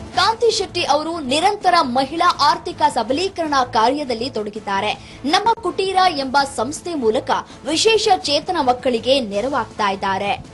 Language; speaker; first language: Kannada; native; Kannada